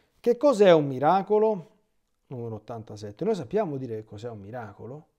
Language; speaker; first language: Italian; native; Italian